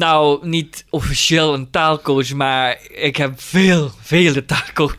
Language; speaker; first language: Dutch; non-native, fluent; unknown